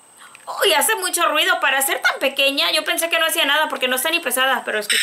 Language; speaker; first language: Spanish; native; Spanish